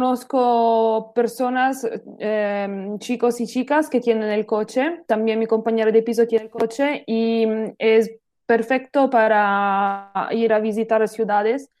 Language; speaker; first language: Spanish; non-native, learner; Italian